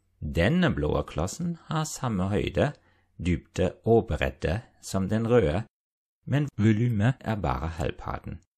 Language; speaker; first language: Norwegian; non-native, fluent; German